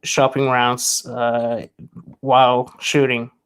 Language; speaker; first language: English; non-native, fluent; Norwegian